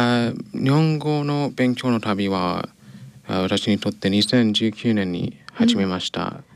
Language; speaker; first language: Japanese; non-native, learner; English